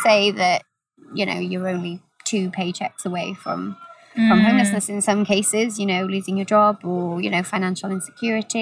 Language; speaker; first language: English; native; English